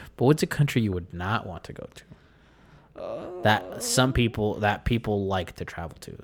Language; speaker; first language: English; early bilingual, other home language; Spanish